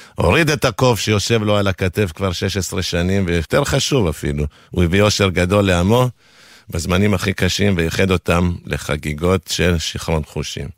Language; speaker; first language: Hebrew; non-native, fluent; Spanish